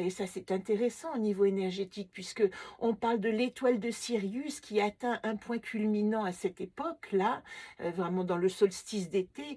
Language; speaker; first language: French; native; French